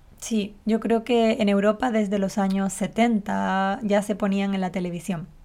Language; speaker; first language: Spanish; native; Spanish